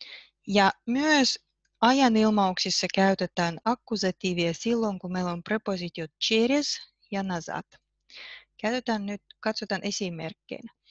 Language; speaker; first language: Finnish; non-native, fluent; Russian